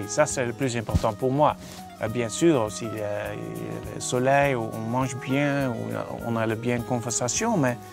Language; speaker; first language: French; non-native, learner; Dutch